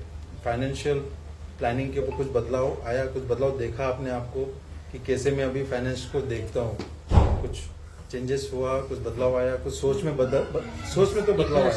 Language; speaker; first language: Hindi; native; Hindi